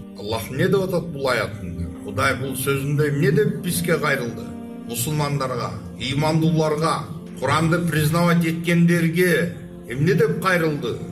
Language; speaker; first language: Kyrgyz; non-native, local second language; Uzbek